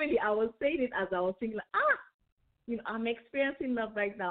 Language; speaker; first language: English; non-native, local second language; Yoruba